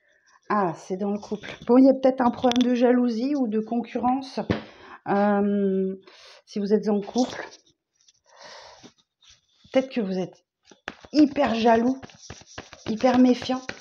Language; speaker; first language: French; native; French